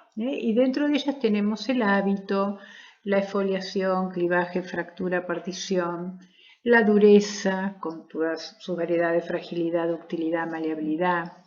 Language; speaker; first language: Spanish; native; Spanish